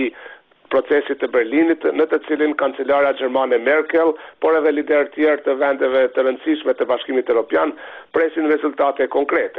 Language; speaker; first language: Albanian; native; Albanian